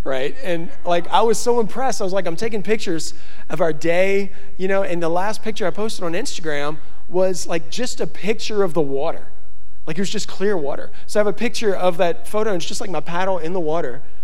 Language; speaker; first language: English; native; English